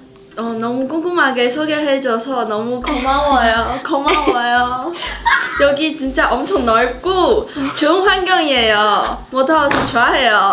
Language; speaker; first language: Korean; non-native, learner; Chinese